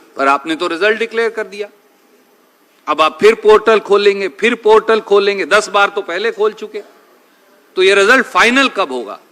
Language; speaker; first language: Hindi; native; Hindi